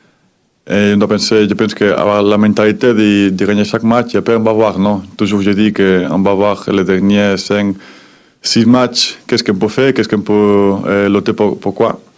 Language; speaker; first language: French; non-native, fluent; Spanish